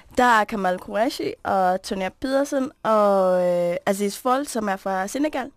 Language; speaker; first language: Danish; non-native, fluent; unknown